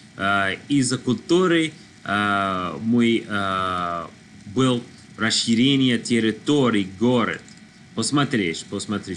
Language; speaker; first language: Russian; non-native, learner; English